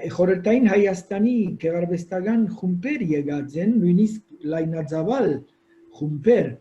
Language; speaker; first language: Armenian; early bilingual, heritage; Armenian